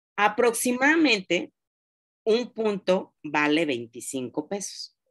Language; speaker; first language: Spanish; native; Spanish